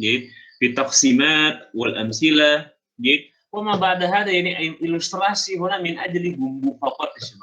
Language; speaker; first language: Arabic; non-native, fluent; Indonesian